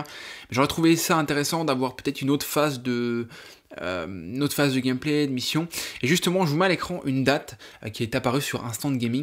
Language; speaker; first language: French; native; French